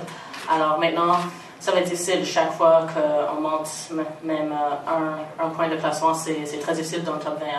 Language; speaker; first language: French; non-native, local second language; English